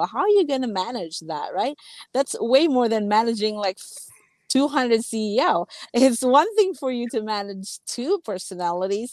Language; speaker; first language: English; non-native, local second language; Cebuano